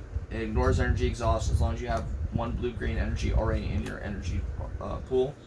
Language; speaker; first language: English; native; English